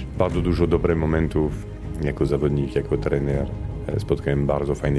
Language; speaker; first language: Polish; non-native, fluent; Italian